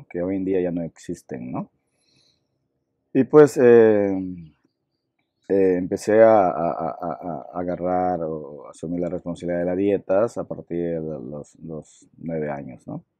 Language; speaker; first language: Spanish; non-native, local second language; Shipibo-Conibo